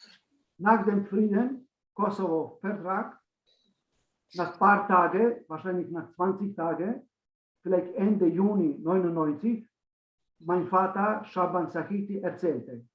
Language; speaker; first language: German; non-native, learner; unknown